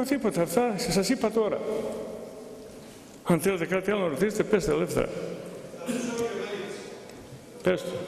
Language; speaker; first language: Greek; non-native, fluent; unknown